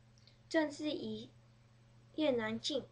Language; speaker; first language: Chinese; early bilingual, heritage; Chinese